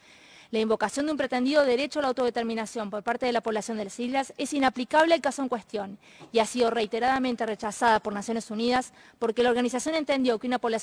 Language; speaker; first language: Spanish; native; Spanish